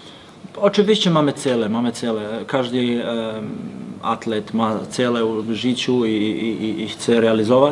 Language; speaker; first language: Polish; non-native, learner; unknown